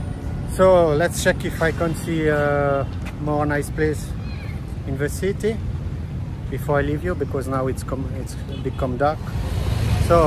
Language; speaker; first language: English; non-native, learner; Dutch